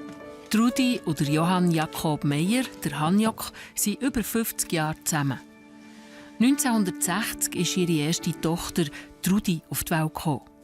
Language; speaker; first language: German; native; German